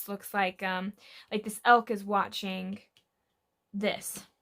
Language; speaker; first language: English; native; English